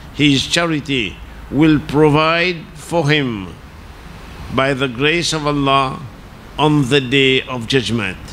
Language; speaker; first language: English; non-native, local second language; Morisyen